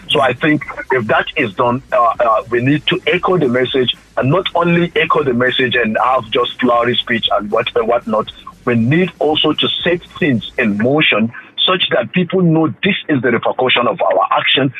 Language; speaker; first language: English; non-native, local second language; Hausa